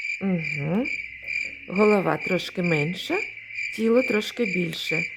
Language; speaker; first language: Ukrainian; native; Ukrainian